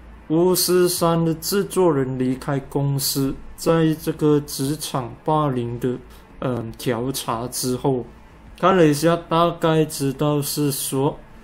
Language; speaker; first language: Chinese; native; Chinese